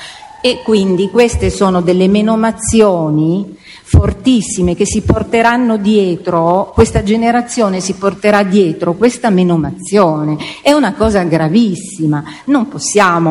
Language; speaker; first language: Italian; native; Italian